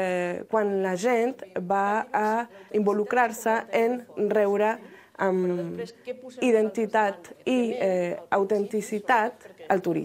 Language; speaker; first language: Catalan; non-native, local second language; French